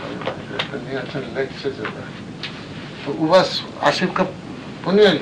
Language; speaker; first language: Russian; non-native, learner; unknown